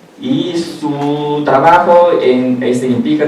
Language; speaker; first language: Spanish; non-native, learner; Chinese